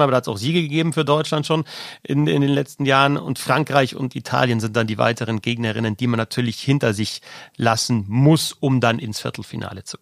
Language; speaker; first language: German; native; German